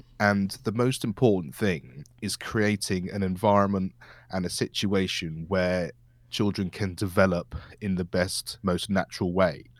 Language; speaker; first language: English; native; English